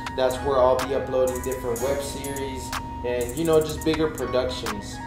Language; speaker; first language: English; early bilingual, other home language; Spanish